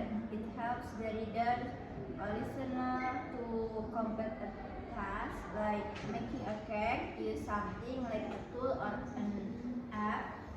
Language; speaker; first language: English; non-native, learner; Indonesian